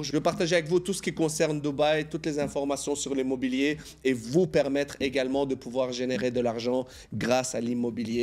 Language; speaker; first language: French; native; French